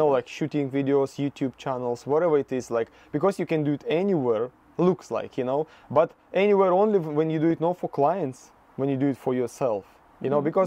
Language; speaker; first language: English; non-native, fluent; Russian